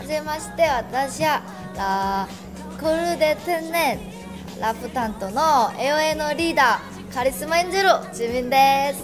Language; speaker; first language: Japanese; non-native, learner; Korean